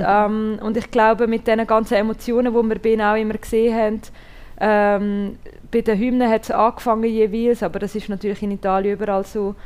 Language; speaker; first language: German; native; German